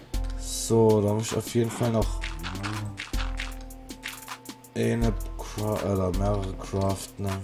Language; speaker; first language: German; native; German